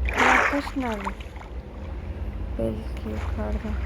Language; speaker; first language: Turkish; early bilingual, other home language; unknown